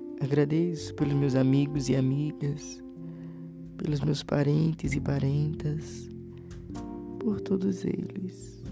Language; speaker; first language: Portuguese; native; Portuguese